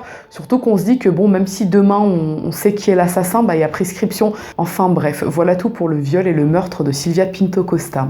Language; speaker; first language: French; native; French